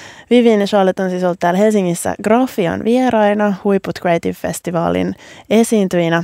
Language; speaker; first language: Finnish; native; Finnish